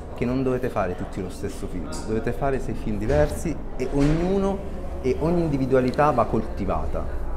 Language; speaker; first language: Italian; native; Italian